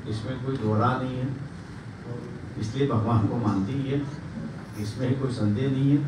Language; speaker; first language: Hindi; non-native, local second language; Marathi